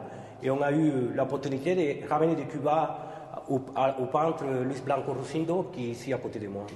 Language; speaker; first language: French; non-native, fluent; Spanish